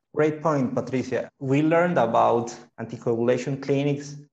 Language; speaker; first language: English; non-native, fluent; Spanish